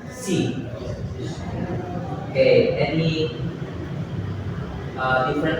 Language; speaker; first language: English; non-native, fluent; Indonesian